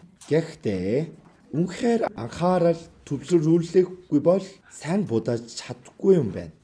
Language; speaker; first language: Mongolian; non-native, fluent; Korean